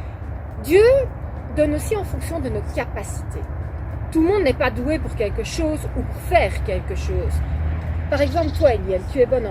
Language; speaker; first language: French; native; French